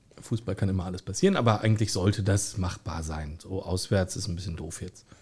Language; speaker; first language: German; native; German